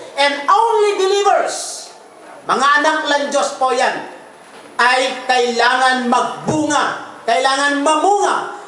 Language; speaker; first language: Filipino; non-native, local second language; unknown